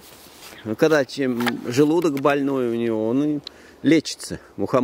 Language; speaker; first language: Russian; native; Russian